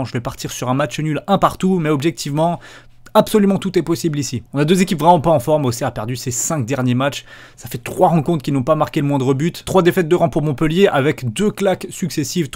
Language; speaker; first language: French; native; French